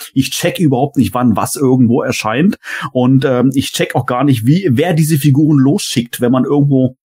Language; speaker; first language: German; native; German